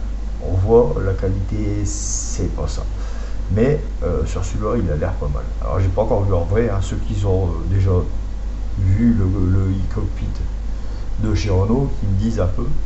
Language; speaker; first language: French; native; French